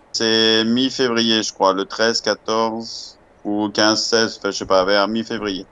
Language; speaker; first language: French; native; French